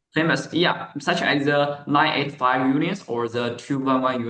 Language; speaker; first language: English; non-native, learner; Chinese